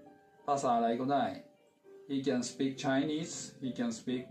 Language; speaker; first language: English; non-native, learner; Thai